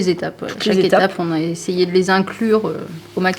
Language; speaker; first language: French; native; French